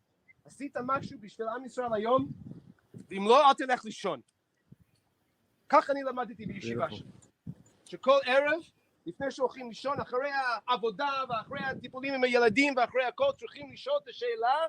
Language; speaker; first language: Hebrew; non-native, fluent; English